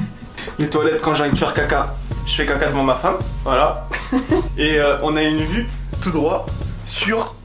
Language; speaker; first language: French; native; French